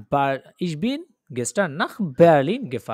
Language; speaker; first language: German; non-native, fluent; Bangla